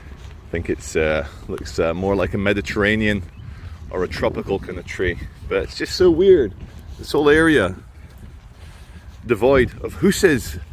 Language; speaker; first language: English; native; English